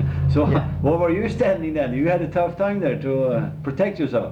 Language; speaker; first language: English; non-native, fluent; Swedish